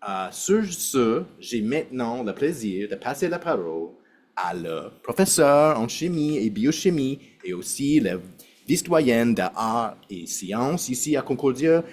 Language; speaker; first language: French; non-native, fluent; English